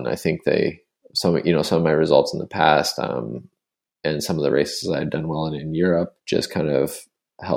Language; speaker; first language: English; native; English